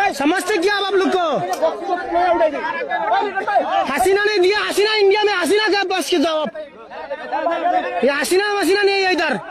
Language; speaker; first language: Hindi; non-native, learner; Bangla